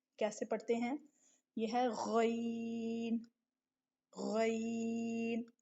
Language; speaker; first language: Urdu; native; Urdu